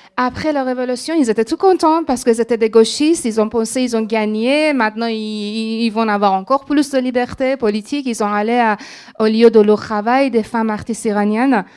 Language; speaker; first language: French; non-native, fluent; Persian